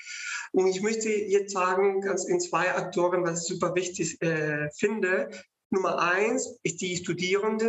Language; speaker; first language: German; non-native, fluent; Spanish